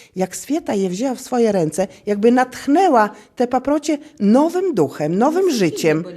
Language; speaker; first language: Polish; native; Polish